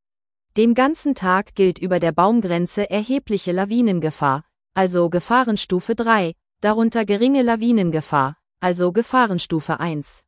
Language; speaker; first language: German; native; German